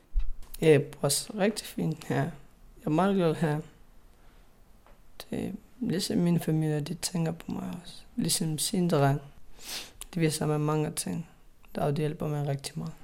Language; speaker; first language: Danish; non-native, learner; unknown